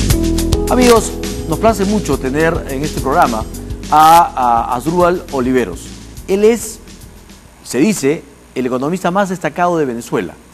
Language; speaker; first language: Spanish; native; Spanish